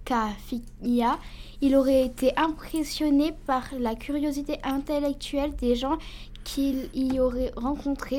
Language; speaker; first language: French; native; French